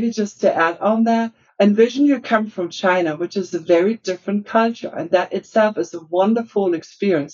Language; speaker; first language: English; non-native, fluent; German